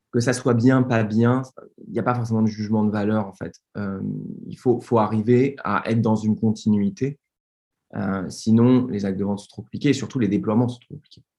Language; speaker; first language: French; native; French